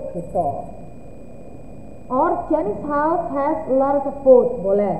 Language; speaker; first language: English; non-native, fluent; Indonesian